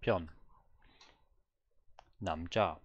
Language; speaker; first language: Korean; non-native, learner; German